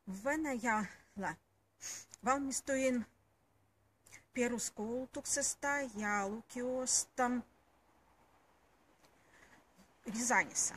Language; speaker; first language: Finnish; non-native, learner; Russian